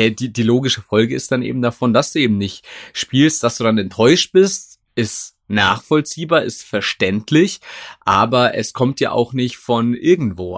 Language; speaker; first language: German; native; German